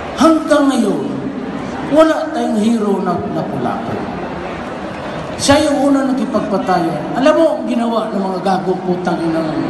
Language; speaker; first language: Filipino; non-native, local second language; Cebuano